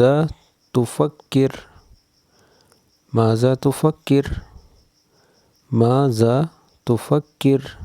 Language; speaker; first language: Arabic; non-native, fluent; Urdu